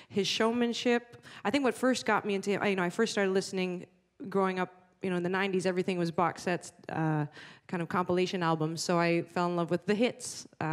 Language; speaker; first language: English; native; English